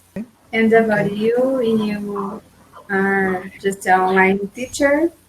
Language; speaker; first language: English; non-native, learner; Portuguese